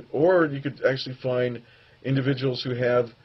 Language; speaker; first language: English; native; English